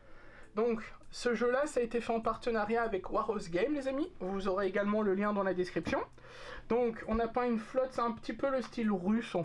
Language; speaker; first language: French; native; French